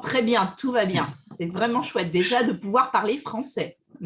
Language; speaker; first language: French; native; French